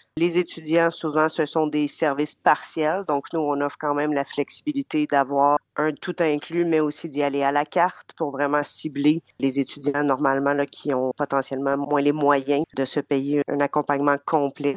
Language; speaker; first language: French; native; French